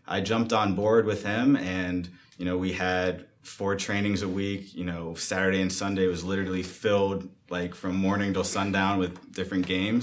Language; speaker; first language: English; native; English